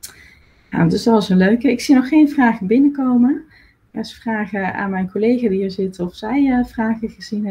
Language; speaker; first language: Dutch; native; Dutch